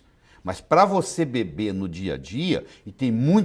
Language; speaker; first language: Portuguese; native; Portuguese